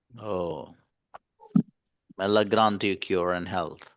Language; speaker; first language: English; non-native, local second language; Hindi